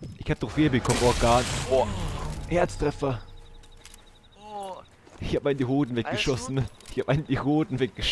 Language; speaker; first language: German; native; German